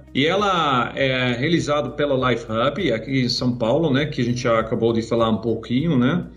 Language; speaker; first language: Portuguese; non-native, fluent; German